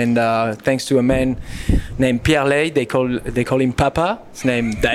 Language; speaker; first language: English; non-native, learner; French